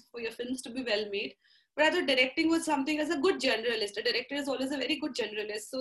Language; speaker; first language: English; non-native, local second language; Marathi